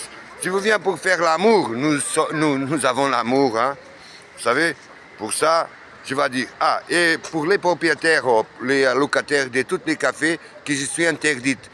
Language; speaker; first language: French; non-native, learner; Portuguese